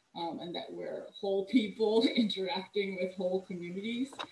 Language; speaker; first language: English; native; English